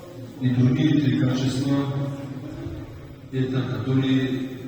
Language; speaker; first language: Russian; non-native, local second language; Tajik